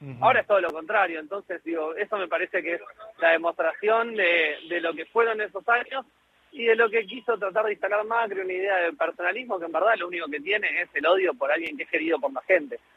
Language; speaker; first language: Spanish; native; Spanish